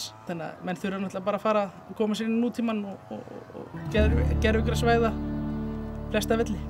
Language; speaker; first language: Icelandic; native; Icelandic